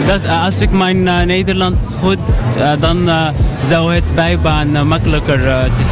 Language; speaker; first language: Dutch; non-native, learner; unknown